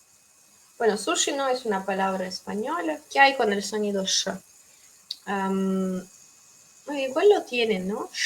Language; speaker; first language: Spanish; non-native, fluent; Russian